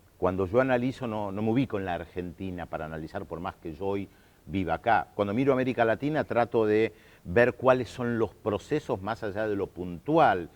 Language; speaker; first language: Spanish; early bilingual, other home language; German